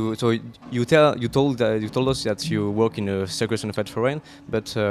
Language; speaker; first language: English; non-native, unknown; French